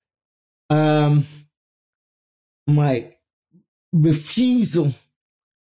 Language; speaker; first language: English; native; English